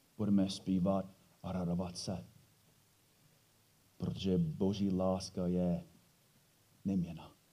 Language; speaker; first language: Czech; non-native, fluent; English